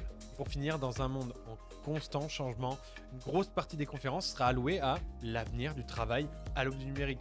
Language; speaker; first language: French; native; French